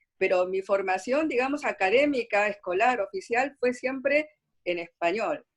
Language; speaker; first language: Spanish; early bilingual, other home language; Korean